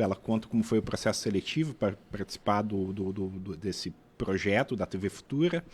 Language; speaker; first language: Portuguese; native; Portuguese